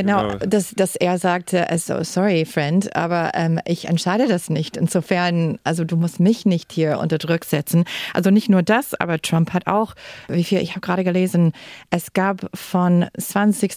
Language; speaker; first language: German; non-native, fluent; English